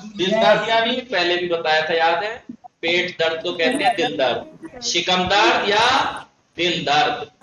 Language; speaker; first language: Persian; non-native, fluent; Urdu